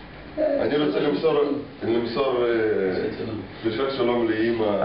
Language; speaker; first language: Hebrew; non-native, fluent; Russian